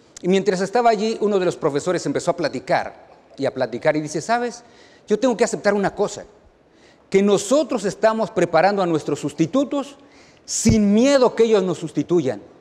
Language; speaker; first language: Spanish; native; Spanish